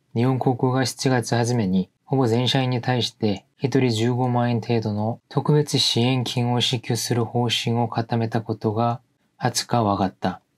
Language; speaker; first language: Japanese; non-native, fluent; Korean